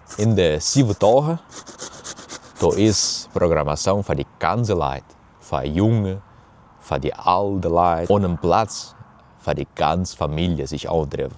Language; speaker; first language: German; early bilingual, heritage; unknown